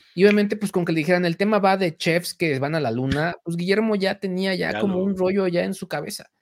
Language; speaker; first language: Spanish; native; Spanish